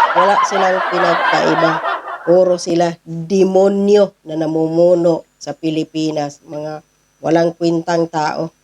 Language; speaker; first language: Filipino; non-native, local second language; Cebuano